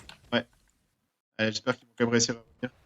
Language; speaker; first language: French; native; French